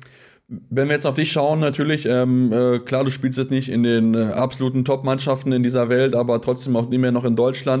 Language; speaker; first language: German; native; German